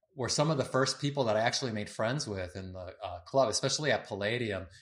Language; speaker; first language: English; early bilingual, other home language; Spanish